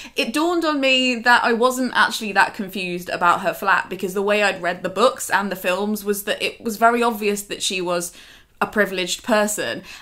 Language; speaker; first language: English; native; English